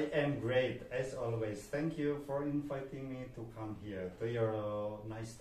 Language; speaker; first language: English; non-native, fluent; Indonesian